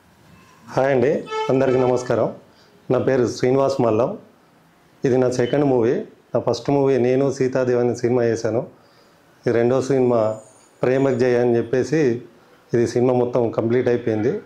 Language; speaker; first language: Telugu; native; Telugu